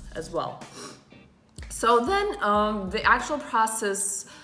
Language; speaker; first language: English; non-native, fluent; Russian